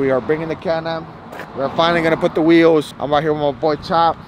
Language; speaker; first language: English; early bilingual, other home language; Spanish